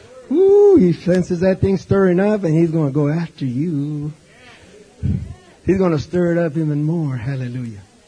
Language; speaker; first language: English; native; English